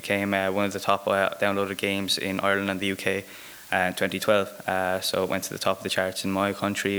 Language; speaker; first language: English; native; English